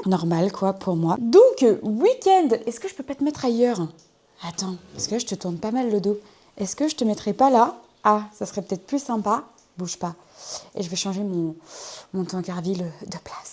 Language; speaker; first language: French; native; French